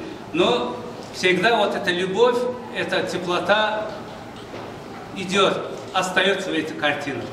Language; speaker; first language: Russian; non-native, learner; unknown